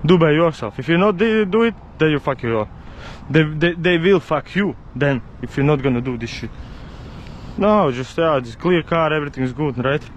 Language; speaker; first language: English; non-native, learner; Latvian